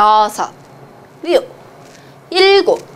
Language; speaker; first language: Korean; non-native, fluent; Chinese